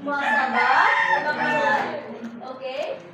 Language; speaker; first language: Filipino; native; Filipino